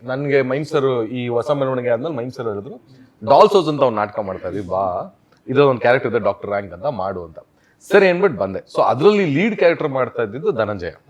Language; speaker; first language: Kannada; native; Kannada